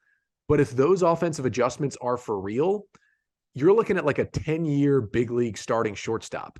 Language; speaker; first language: English; native; English